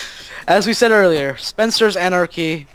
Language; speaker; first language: English; native; English